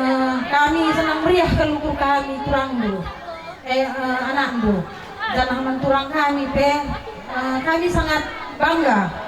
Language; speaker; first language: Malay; non-native, local second language; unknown